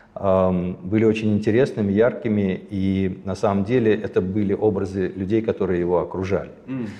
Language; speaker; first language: Russian; native; Russian